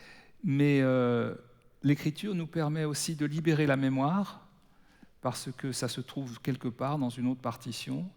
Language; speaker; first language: French; native; French